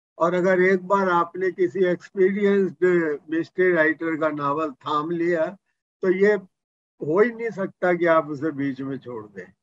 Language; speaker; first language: Hindi; non-native, local second language; Punjabi